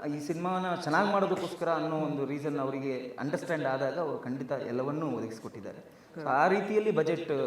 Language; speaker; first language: Kannada; native; Kannada